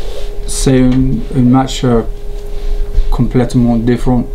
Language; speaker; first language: French; non-native, learner; English